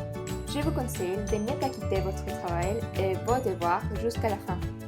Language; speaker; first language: French; non-native, learner; Spanish